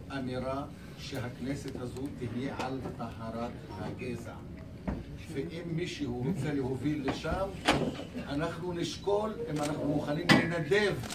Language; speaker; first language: Hebrew; non-native, local second language; Arabic